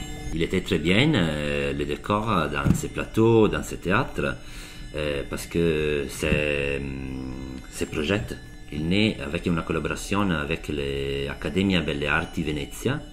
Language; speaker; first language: French; non-native, learner; Italian